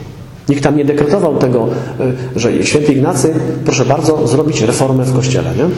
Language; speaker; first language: Polish; native; Polish